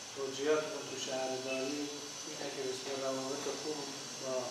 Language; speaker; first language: Persian; non-native, local second language; Armenian